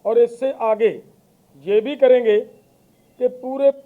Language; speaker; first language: Hindi; non-native, local second language; Punjabi